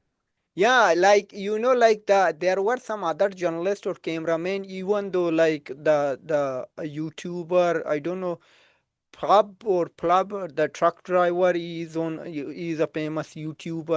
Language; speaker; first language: English; non-native, fluent; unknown